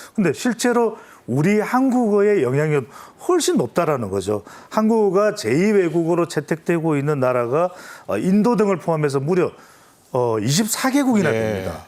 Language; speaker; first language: Korean; native; Korean